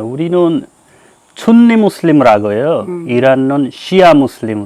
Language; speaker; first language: Korean; non-native, learner; Bangla